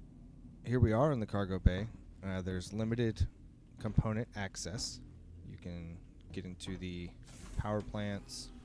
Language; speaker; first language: English; native; English